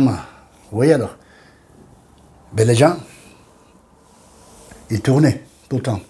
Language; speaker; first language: French; non-native, learner; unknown